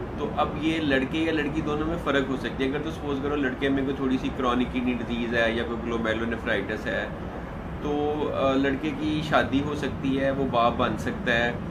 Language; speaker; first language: Urdu; non-native, local second language; Punjabi